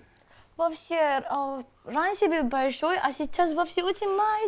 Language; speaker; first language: Russian; non-native, fluent; Korean